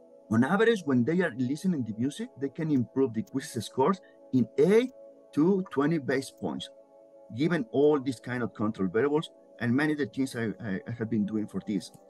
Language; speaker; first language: English; non-native, fluent; Spanish